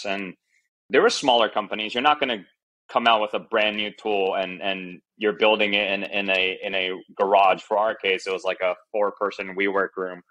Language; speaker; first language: English; early bilingual, other home language; Chinese